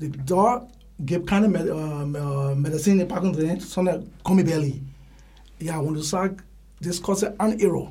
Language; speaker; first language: German; non-native, learner; English